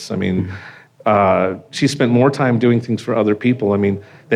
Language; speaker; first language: English; native; English